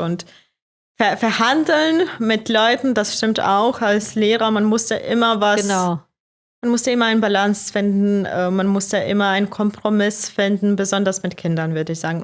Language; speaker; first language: German; non-native, fluent; Croatian